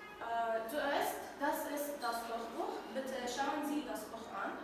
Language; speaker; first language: German; non-native, learner; Arabic